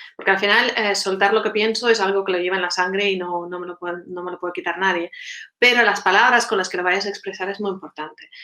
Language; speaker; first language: Spanish; non-native, fluent; Russian